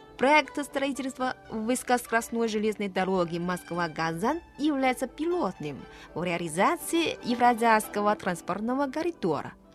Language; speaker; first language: Russian; non-native, fluent; Chinese